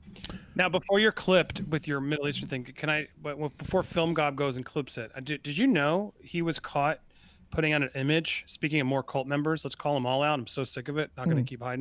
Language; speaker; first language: English; native; English